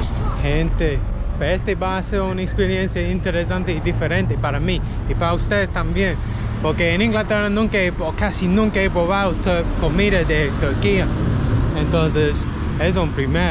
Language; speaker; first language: Spanish; non-native, learner; English